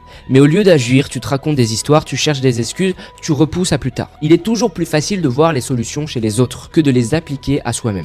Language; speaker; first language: French; native; French